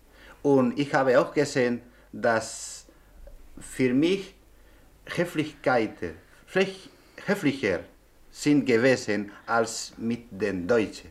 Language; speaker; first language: German; non-native, learner; Spanish